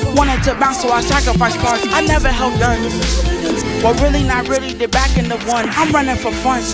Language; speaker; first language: English; native; English